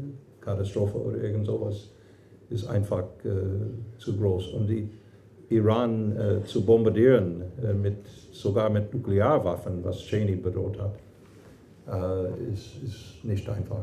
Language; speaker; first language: German; non-native, fluent; English